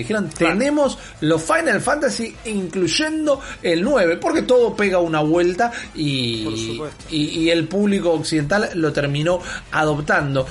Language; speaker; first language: Spanish; native; Spanish